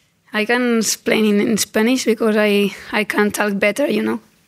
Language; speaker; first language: English; non-native, learner; Spanish